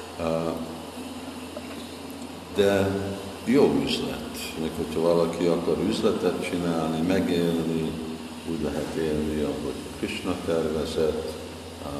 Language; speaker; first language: Hungarian; non-native, fluent; English